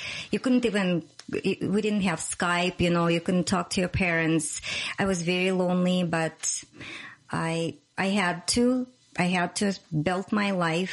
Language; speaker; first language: English; non-native, fluent; Russian